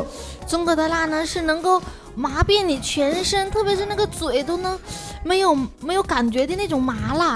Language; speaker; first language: Chinese; native; Chinese